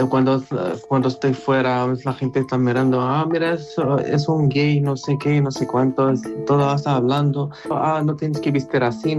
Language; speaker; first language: Spanish; non-native, learner; Arabic